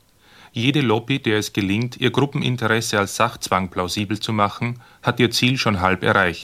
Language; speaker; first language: German; native; German